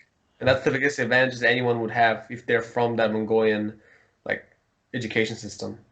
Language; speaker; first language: English; early bilingual, heritage; Mongolian